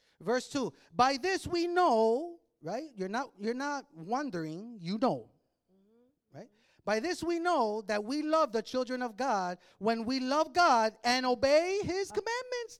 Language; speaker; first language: English; native; English